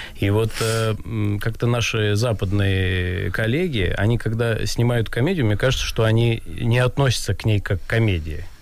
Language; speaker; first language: Russian; native; Russian